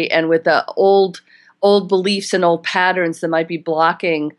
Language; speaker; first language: English; native; English